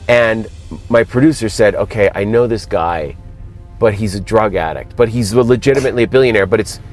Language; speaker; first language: English; native; English